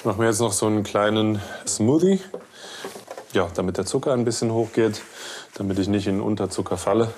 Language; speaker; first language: German; native; German